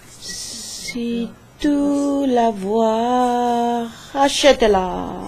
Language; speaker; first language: French; non-native, learner; Spanish